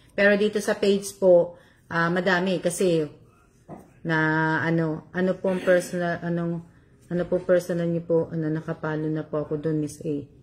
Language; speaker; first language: Filipino; native; Filipino